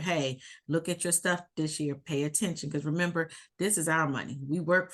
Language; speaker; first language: English; native; English